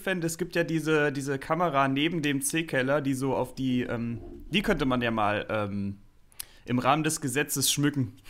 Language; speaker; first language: German; native; German